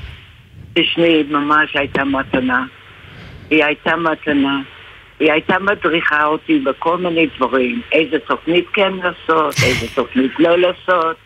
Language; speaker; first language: Hebrew; non-native, fluent; English